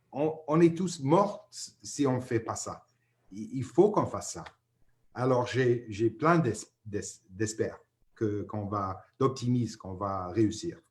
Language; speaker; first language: French; non-native, fluent; English